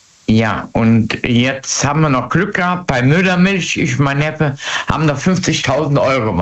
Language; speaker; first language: German; native; German